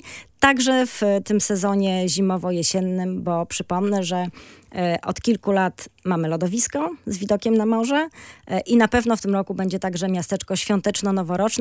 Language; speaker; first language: Polish; native; Polish